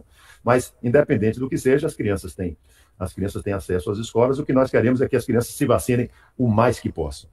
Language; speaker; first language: Portuguese; native; Portuguese